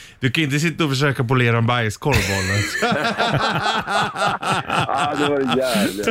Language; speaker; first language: Swedish; native; Swedish